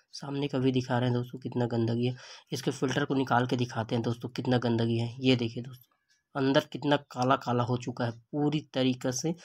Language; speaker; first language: Hindi; native; Hindi